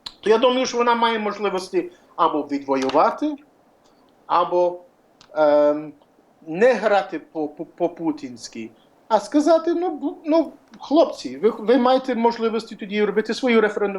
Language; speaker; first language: Ukrainian; early bilingual, heritage; Ukrainian